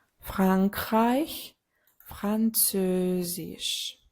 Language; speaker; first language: German; non-native, fluent; Ukrainian